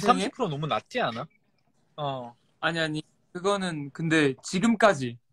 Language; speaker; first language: Korean; early bilingual, heritage; Korean